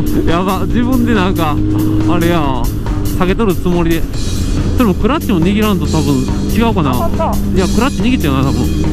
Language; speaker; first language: Japanese; native; Japanese